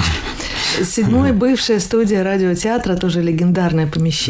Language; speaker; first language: Russian; native; Russian